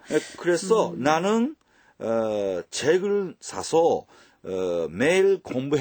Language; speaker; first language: Korean; non-native, fluent; Japanese